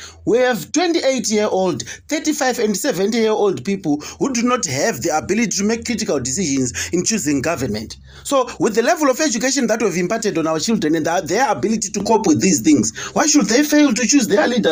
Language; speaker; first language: English; non-native, local second language; Shona